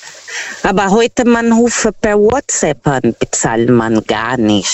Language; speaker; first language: German; non-native, fluent; Portuguese